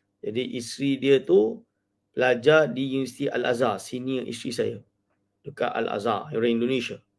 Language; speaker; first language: Malay; native; Malay